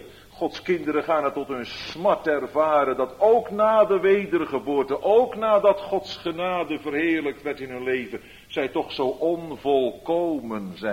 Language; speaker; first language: Dutch; native; Dutch